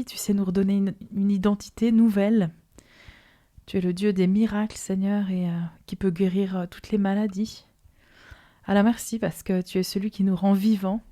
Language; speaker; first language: French; native; French